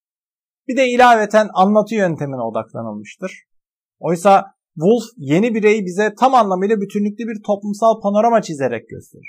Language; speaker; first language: Turkish; native; Turkish